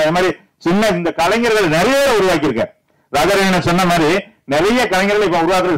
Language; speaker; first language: Tamil; native; Tamil